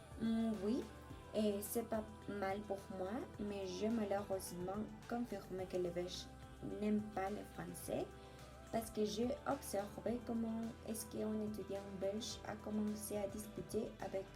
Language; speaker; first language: French; non-native, learner; Spanish